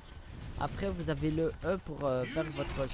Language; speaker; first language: French; native; French